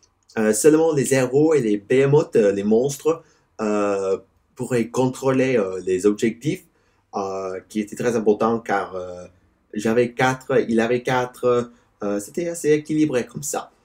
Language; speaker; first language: French; non-native, learner; English